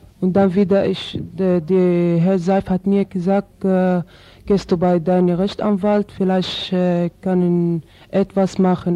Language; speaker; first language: German; non-native, learner; Arabic